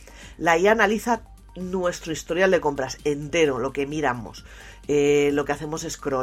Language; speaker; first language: Spanish; native; Spanish